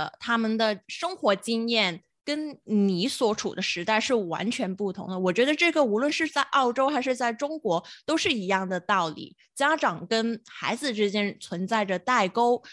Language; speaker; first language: Chinese; non-native, local second language; Cantonese